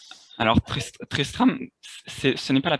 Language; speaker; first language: French; native; French